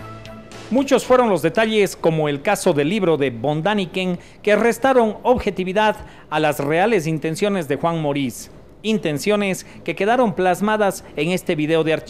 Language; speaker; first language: Spanish; native; Spanish